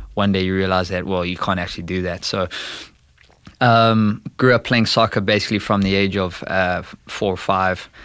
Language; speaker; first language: English; native; English